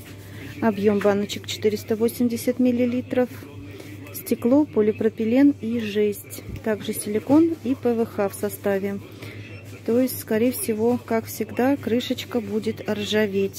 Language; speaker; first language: Russian; native; Russian